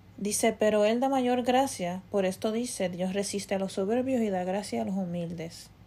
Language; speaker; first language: Spanish; early bilingual, heritage; Spanish